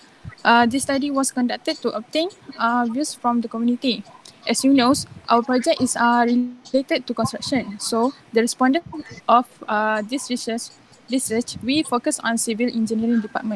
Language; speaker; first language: English; non-native, local second language; Malay